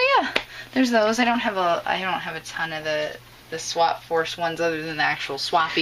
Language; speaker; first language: English; native; English